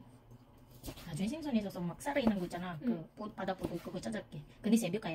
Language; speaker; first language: Korean; non-native, fluent; Filipino